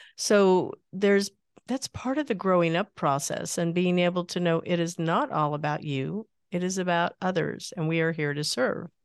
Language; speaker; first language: English; native; English